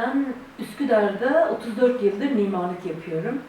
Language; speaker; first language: Turkish; native; Turkish